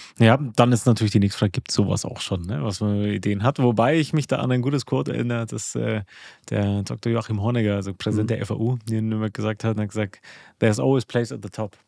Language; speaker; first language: German; early bilingual, other home language; Albanian